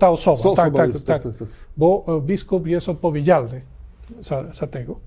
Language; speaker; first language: Polish; non-native, learner; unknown